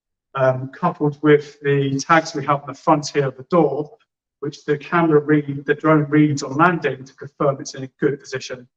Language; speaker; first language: English; native; English